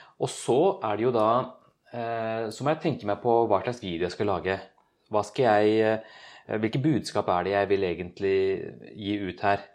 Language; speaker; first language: Norwegian; early bilingual, other home language; Urdu